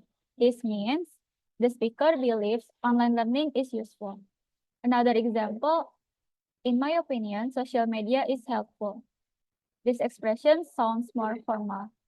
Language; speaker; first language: English; non-native, fluent; Indonesian